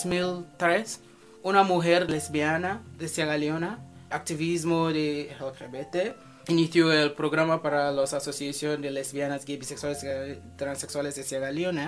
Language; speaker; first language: Spanish; non-native, fluent; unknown